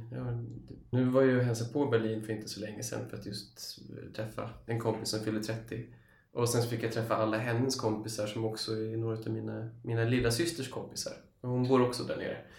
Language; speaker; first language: Swedish; native; Swedish